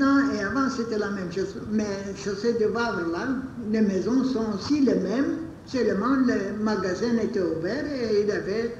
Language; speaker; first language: French; non-native, fluent; Bulgarian